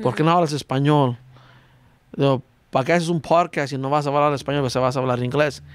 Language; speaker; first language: Spanish; early bilingual, heritage; Spanish